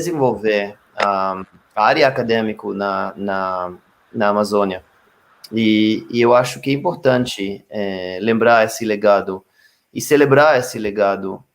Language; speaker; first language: Portuguese; non-native, fluent; Hebrew